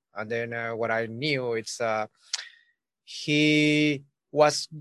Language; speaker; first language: English; non-native, learner; Spanish